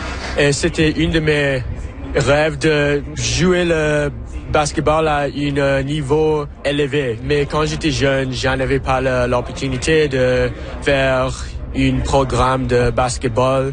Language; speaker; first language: French; non-native, local second language; English